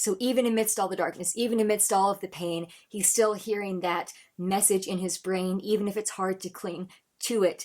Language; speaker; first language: English; native; English